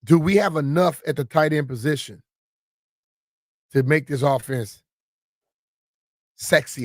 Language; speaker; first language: English; native; English